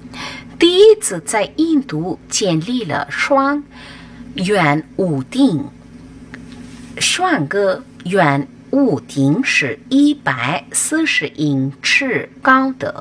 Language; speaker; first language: Chinese; non-native, learner; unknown